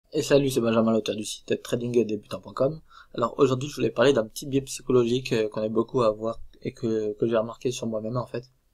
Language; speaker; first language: French; native; French